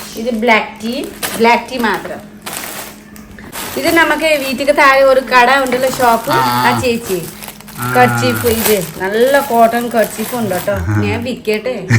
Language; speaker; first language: Malayalam; non-native, fluent; Nepali